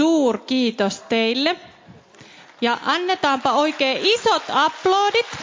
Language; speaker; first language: Finnish; native; Finnish